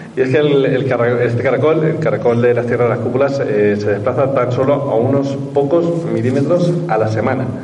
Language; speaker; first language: Spanish; native; Spanish